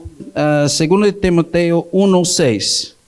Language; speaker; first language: Spanish; early bilingual, heritage; English